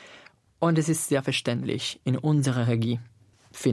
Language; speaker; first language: German; non-native, learner; Italian